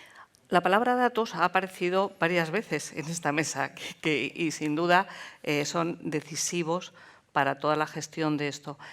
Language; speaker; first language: Spanish; native; Spanish